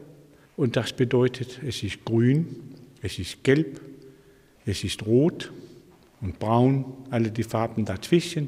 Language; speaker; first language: German; non-native, learner; Danish